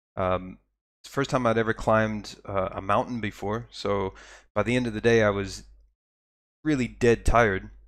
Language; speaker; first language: English; native; English